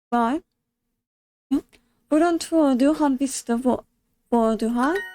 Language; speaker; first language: Norwegian; non-native, learner; English